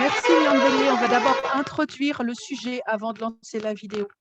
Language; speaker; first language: French; native; French